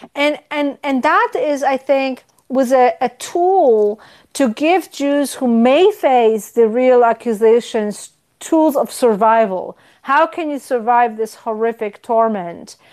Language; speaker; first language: English; non-native, fluent; Polish